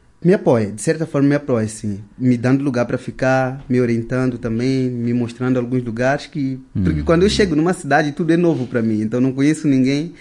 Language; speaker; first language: Portuguese; non-native, local second language; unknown